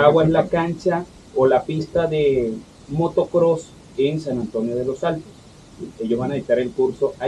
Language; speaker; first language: Spanish; native; Spanish